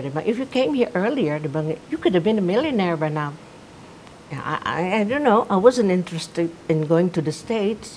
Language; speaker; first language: English; non-native, fluent; Indonesian